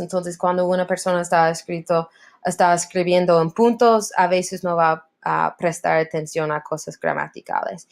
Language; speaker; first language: Spanish; non-native, learner; English